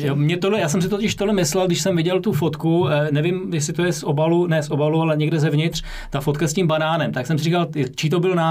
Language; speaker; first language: Czech; native; Czech